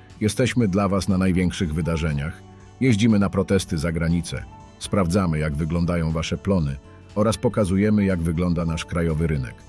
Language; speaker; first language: Polish; native; Polish